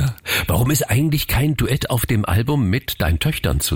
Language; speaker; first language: German; native; German